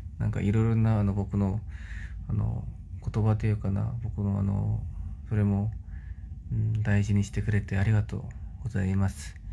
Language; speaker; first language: Japanese; non-native, fluent; Korean